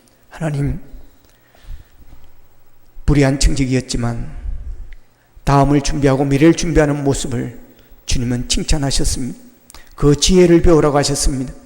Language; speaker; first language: Korean; native; Korean